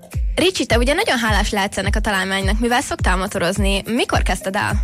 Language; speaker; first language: Hungarian; native; Hungarian